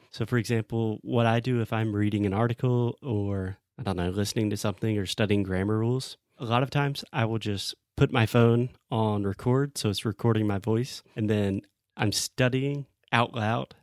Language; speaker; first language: English; native; English